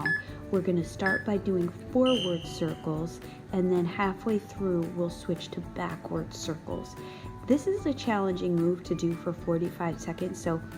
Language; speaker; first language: English; native; English